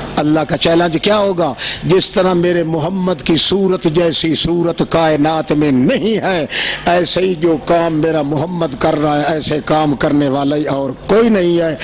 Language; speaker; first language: Urdu; non-native, local second language; Saraiki